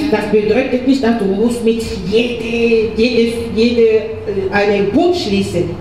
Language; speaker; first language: German; non-native, learner; French